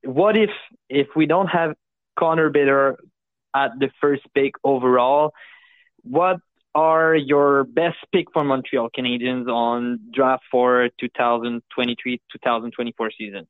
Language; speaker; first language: English; non-native, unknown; French